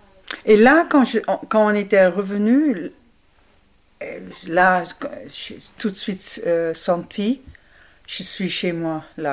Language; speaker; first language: French; non-native, fluent; Dutch